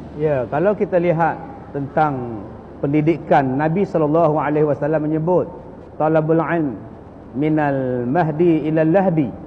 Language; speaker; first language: Malay; native; Malay